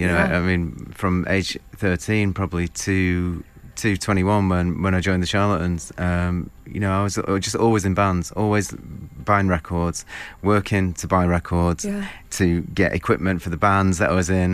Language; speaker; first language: English; native; English